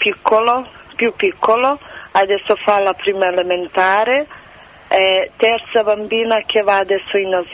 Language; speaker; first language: Italian; non-native, fluent; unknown